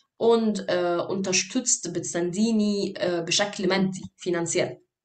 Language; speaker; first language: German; non-native, fluent; Arabic